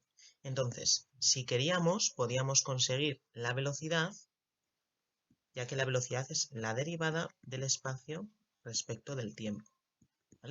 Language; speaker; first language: Spanish; native; Spanish